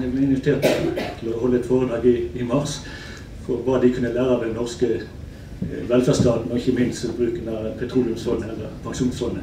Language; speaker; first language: Norwegian; native; Norwegian